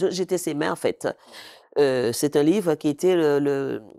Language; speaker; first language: French; native; French